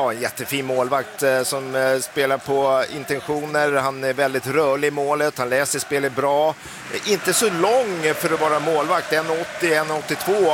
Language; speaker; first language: Swedish; native; Swedish